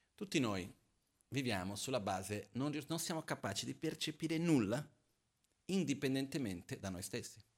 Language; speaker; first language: Italian; non-native, fluent; Portuguese